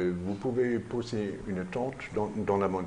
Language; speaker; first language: French; non-native, learner; German